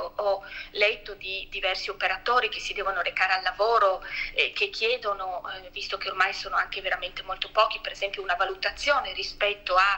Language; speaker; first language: Italian; native; Italian